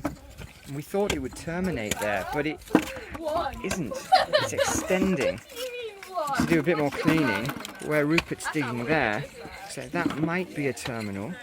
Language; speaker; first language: English; native; English